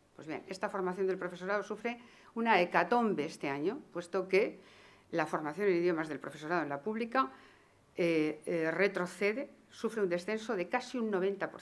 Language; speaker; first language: Spanish; native; Spanish